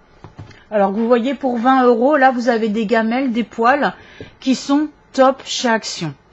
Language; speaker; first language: French; native; French